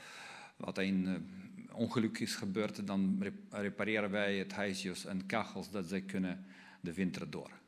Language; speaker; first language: Dutch; non-native, learner; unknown